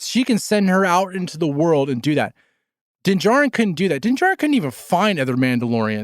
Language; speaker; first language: English; native; English